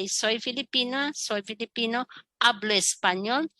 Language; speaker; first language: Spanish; non-native, fluent; Filipino